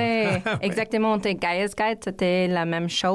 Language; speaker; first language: French; non-native, learner; English